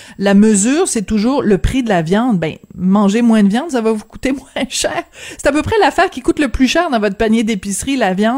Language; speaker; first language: French; native; French